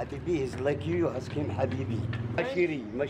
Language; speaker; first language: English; non-native, learner; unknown